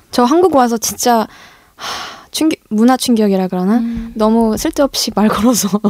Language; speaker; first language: Korean; early bilingual, heritage; Korean